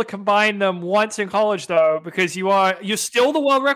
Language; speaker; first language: English; native; English